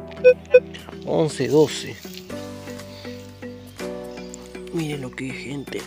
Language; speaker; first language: Spanish; native; Spanish